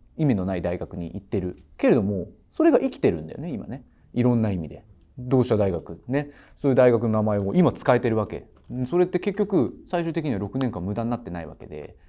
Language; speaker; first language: Japanese; native; Japanese